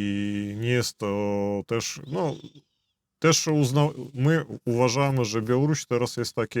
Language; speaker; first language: Polish; non-native, fluent; Belarusian